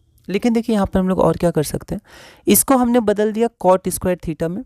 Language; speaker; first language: Hindi; native; Hindi